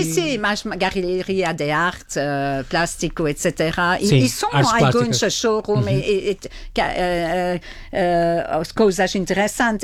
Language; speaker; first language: Portuguese; non-native, fluent; French